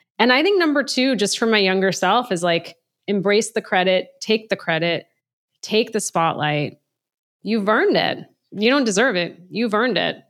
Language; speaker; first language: English; native; English